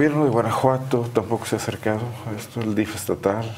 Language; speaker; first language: Spanish; native; Spanish